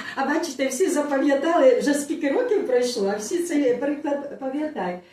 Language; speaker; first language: Ukrainian; non-native, local second language; Russian